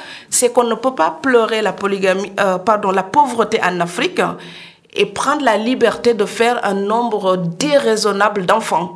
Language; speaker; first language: French; non-native, local second language; Serer